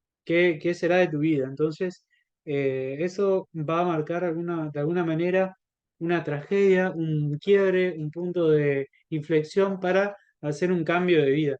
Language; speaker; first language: Spanish; native; Spanish